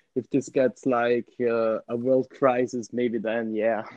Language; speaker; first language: English; non-native, fluent; Italian